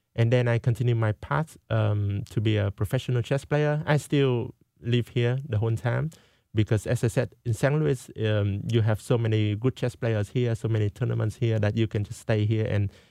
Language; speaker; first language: English; non-native, fluent; Vietnamese